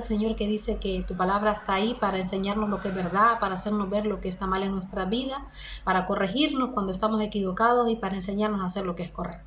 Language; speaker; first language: Spanish; native; Spanish